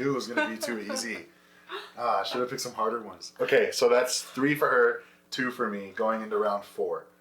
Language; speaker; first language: English; native; English